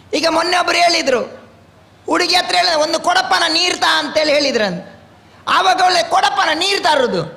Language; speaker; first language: Kannada; non-native, local second language; Tulu